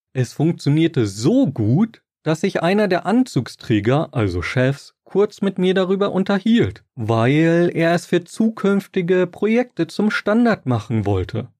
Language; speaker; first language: German; native; German